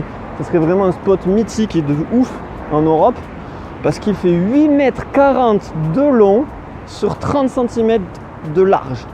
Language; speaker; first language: French; native; French